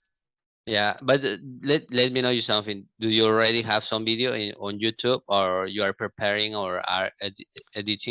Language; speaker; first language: English; non-native, learner; Portuguese